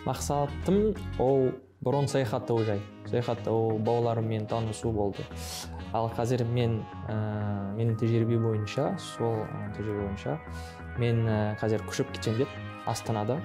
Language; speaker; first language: Kazakh; non-native, learner; French